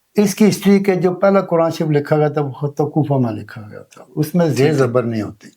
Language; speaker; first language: Urdu; non-native, local second language; Punjabi